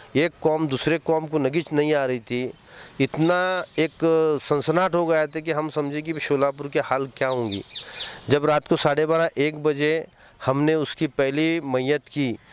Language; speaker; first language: Hindi; non-native, local second language; Urdu